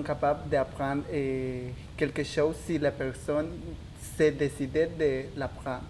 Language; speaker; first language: French; non-native, learner; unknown